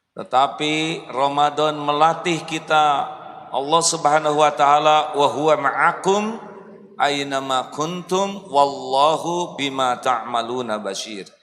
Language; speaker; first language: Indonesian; native; Indonesian